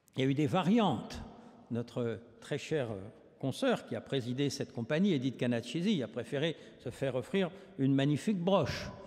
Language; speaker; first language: French; native; French